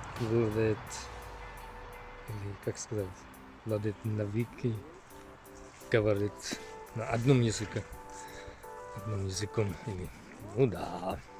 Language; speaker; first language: Russian; non-native, learner; Finnish